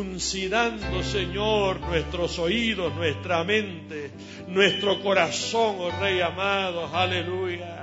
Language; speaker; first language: Spanish; native; Spanish